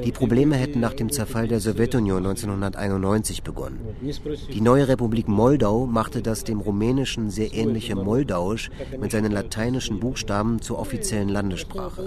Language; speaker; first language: German; native; German